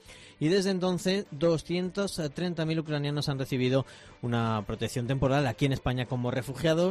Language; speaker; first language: Spanish; native; Spanish